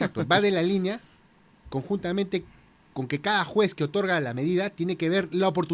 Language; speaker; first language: Spanish; native; Spanish